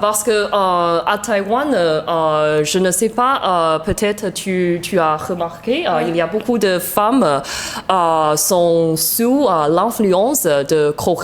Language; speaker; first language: French; non-native, learner; Chinese